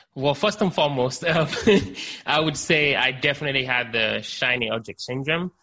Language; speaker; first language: English; non-native, local second language; Yoruba